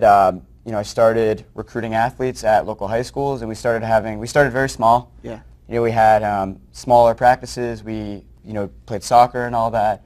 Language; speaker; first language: English; native; English